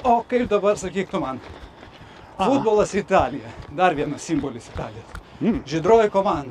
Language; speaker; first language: Lithuanian; native; Lithuanian